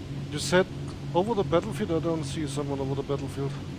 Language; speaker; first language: English; non-native, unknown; German